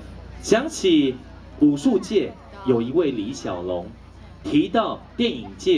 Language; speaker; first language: Chinese; native; Chinese